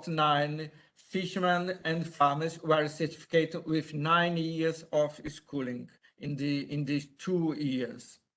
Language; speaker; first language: English; non-native, learner; Portuguese